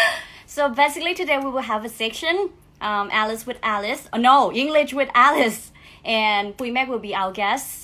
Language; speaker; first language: English; non-native, fluent; Thai